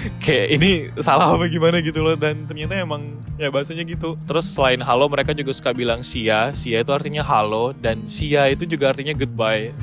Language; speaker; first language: Indonesian; native; Indonesian